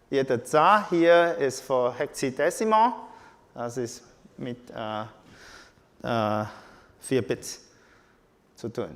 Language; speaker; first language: German; non-native, learner; Chinese